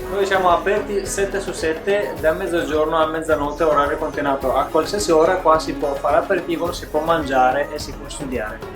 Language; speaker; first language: Italian; non-native, fluent; Persian